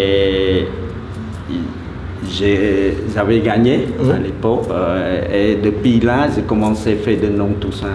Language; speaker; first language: French; non-native, fluent; Khmer